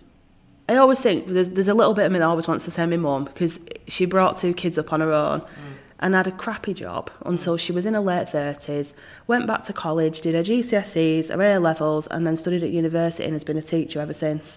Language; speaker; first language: English; native; English